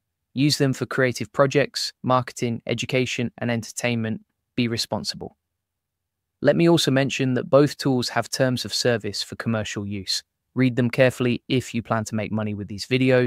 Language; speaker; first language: English; native; English